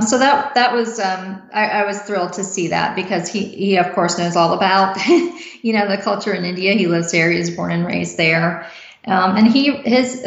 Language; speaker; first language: English; native; English